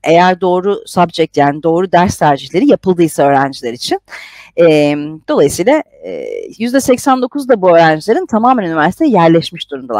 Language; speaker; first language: Turkish; native; Turkish